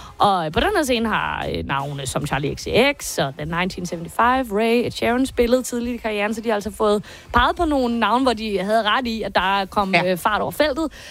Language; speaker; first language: Danish; native; Danish